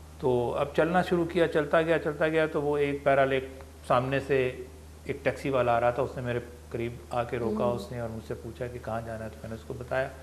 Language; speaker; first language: Urdu; native; Urdu